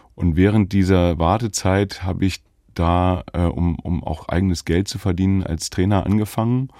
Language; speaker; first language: German; native; German